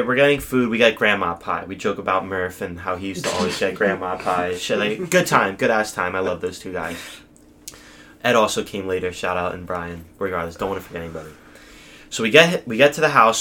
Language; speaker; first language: English; native; English